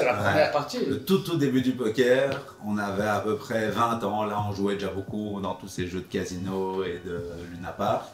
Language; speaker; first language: French; native; French